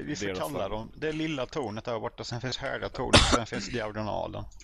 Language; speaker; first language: Swedish; native; Swedish